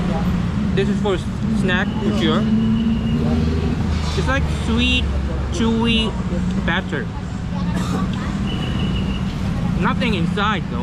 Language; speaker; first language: English; non-native, fluent; Korean